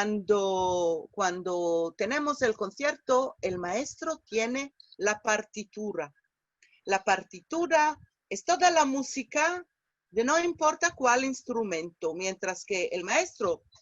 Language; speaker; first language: Spanish; non-native, fluent; Hebrew